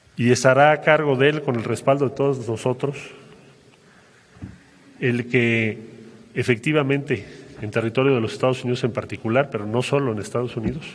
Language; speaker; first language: Spanish; native; Spanish